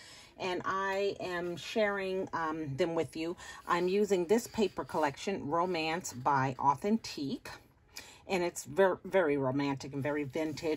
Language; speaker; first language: English; native; English